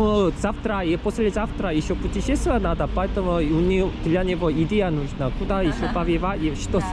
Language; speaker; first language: Russian; non-native, learner; Korean